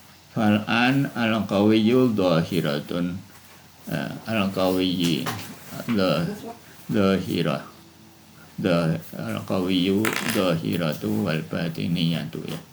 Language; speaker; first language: Arabic; non-native, fluent; Indonesian